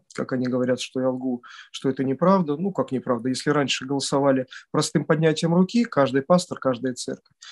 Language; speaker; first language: Russian; native; Russian